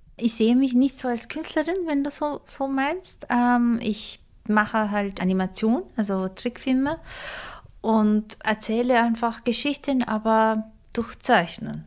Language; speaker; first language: German; non-native, fluent; Turkish